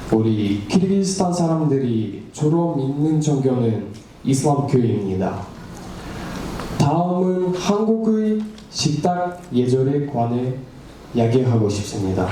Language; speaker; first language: Korean; non-native, learner; Kyrgyz